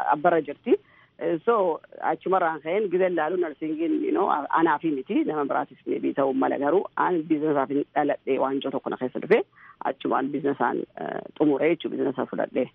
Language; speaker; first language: Oromo; early bilingual, heritage; Oromo